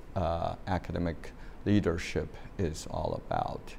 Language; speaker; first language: English; non-native, fluent; Chinese